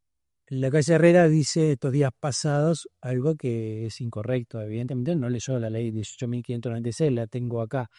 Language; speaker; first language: Spanish; native; Spanish